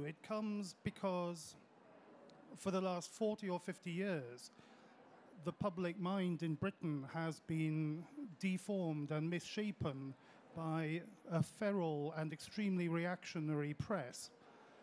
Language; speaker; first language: English; early bilingual, other home language; French